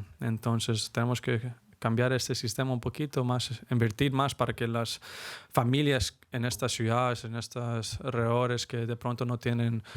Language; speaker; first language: Spanish; early bilingual, heritage; Spanish